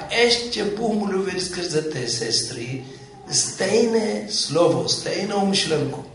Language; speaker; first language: Czech; non-native, fluent; Amharic